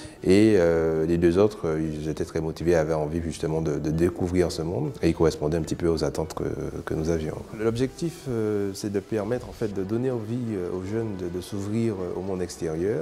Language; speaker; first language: French; native; French